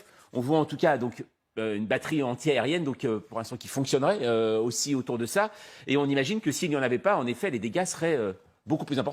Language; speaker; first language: French; native; French